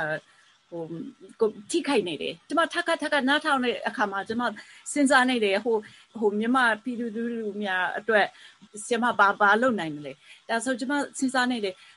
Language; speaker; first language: Burmese; early bilingual, heritage; Burmese